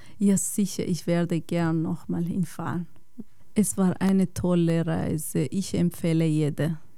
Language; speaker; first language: German; non-native, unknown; Kurdish